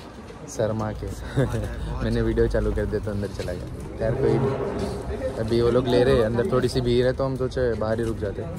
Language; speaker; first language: Hindi; native; Hindi